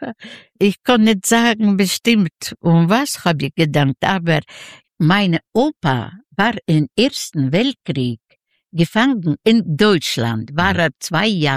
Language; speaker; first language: German; non-native, learner; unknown